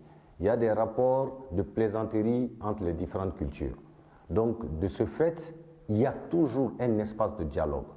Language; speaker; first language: French; non-native, local second language; Bambara